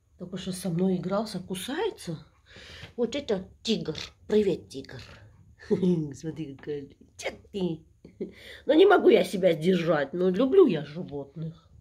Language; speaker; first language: Russian; native; Russian